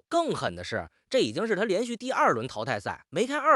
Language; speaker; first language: Chinese; native; Chinese